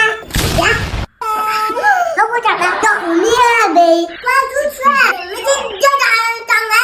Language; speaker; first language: Chinese; native; Chinese